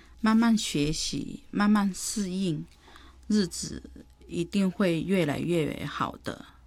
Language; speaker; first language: Chinese; non-native, fluent; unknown